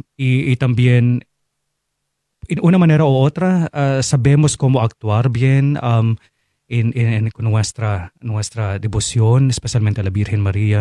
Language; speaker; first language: Spanish; non-native, fluent; Filipino